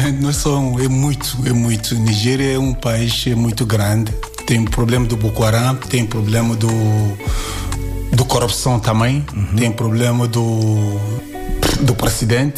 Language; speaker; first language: Portuguese; non-native, learner; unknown